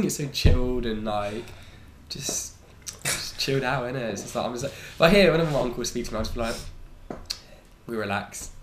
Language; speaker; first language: English; native; English